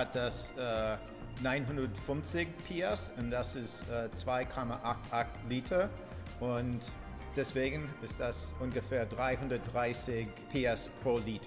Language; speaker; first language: German; non-native, fluent; English